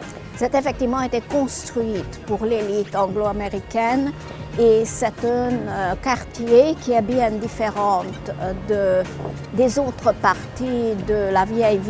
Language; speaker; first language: French; non-native, fluent; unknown